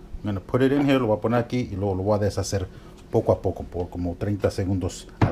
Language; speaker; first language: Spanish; early bilingual, heritage; Spanish